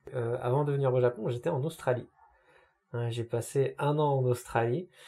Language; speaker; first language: French; native; French